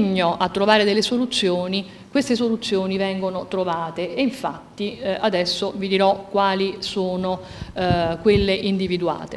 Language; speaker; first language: Italian; native; Italian